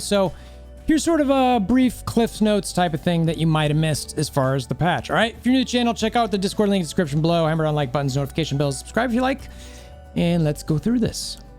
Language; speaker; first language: English; native; English